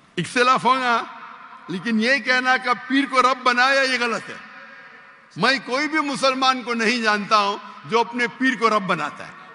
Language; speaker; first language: Urdu; non-native, local second language; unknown